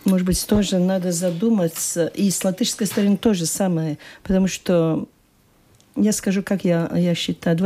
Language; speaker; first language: Russian; non-native, local second language; Latvian